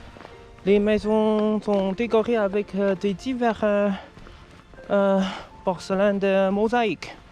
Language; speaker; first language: French; non-native, fluent; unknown